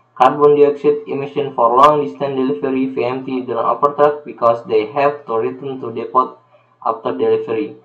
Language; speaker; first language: English; non-native, learner; Indonesian